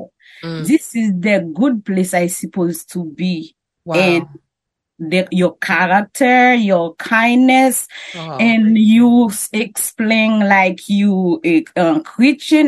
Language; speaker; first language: English; non-native, learner; French